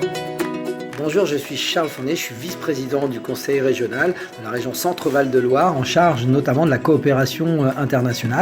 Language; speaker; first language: French; native; French